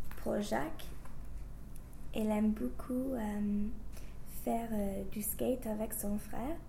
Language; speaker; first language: French; non-native, learner; English